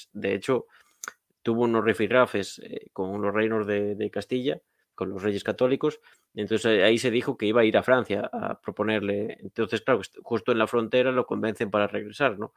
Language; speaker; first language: Spanish; native; Spanish